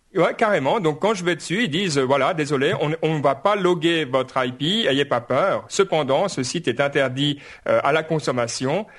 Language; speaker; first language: French; native; French